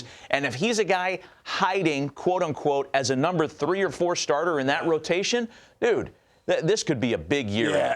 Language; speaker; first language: English; native; English